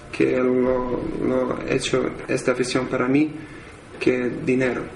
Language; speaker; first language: Spanish; non-native, learner; Serbian